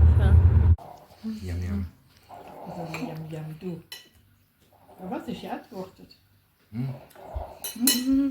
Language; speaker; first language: German; non-native, learner; Ukrainian